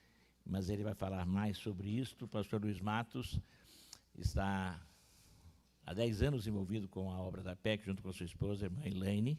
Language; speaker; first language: Portuguese; native; Portuguese